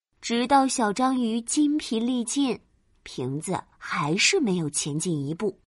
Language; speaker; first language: Chinese; native; Chinese